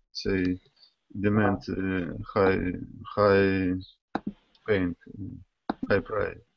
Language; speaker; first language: English; non-native, learner; Russian